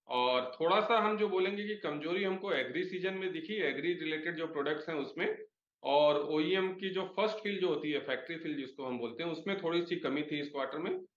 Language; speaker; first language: Hindi; native; Hindi